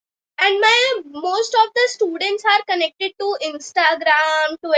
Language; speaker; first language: English; non-native, local second language; Hindi